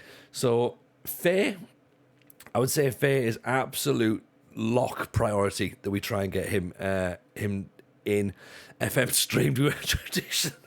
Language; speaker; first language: English; native; English